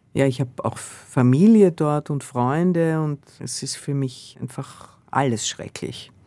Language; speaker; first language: German; native; German